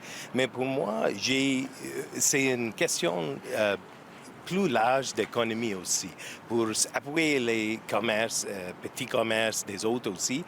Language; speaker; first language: French; non-native, learner; English